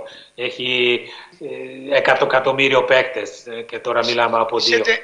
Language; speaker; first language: Greek; non-native, fluent; Hungarian